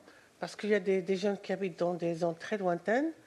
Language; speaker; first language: French; non-native, local second language; Arabic